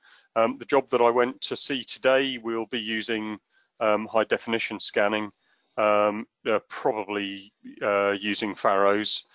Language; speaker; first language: English; native; English